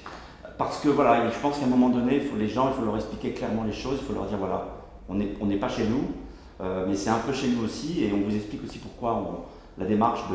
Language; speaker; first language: French; native; French